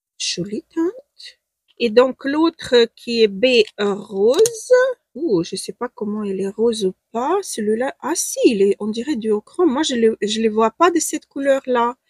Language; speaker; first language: French; non-native, fluent; Ukrainian